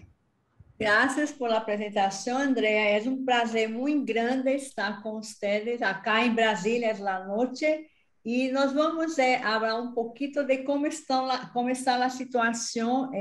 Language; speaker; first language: Spanish; non-native, learner; Portuguese